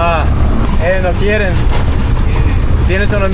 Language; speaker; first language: Spanish; non-native, learner; English